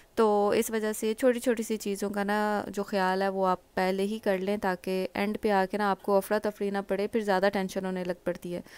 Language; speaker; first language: Urdu; native; Urdu